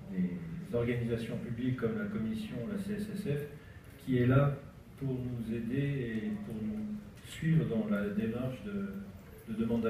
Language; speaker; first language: French; native; French